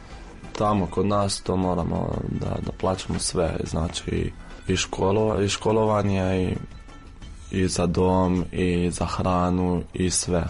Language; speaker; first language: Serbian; non-native, fluent; Arabic